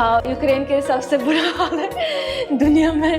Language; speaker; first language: Hindi; non-native, fluent; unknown